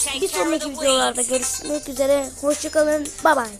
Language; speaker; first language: Turkish; native; Turkish